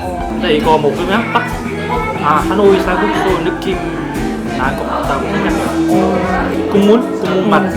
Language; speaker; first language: Korean; non-native, fluent; Vietnamese